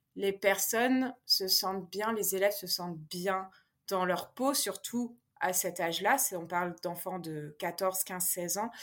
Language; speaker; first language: French; native; French